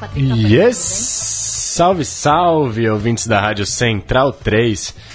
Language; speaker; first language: Portuguese; native; Portuguese